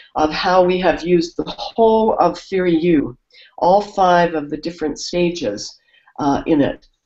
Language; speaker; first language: English; native; English